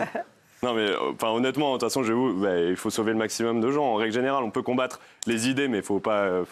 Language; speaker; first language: French; native; French